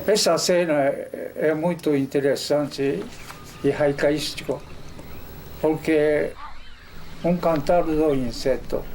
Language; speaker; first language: Portuguese; non-native, fluent; Japanese